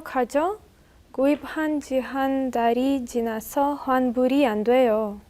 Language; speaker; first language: Korean; non-native, learner; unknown